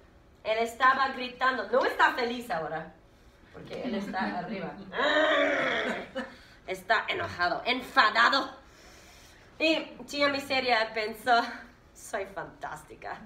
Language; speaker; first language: Spanish; non-native, fluent; English